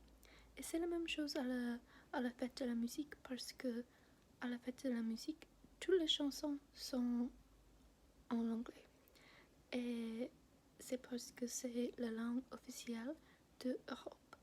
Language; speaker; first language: French; non-native, learner; English